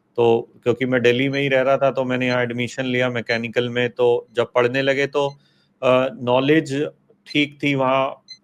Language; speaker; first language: Hindi; native; Hindi